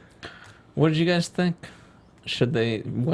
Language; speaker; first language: English; native; English